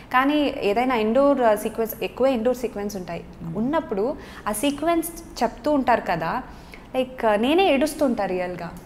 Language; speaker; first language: Telugu; non-native, local second language; Kannada